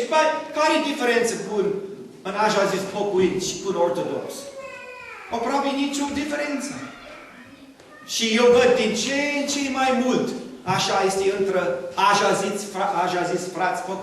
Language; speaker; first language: Romanian; non-native, learner; English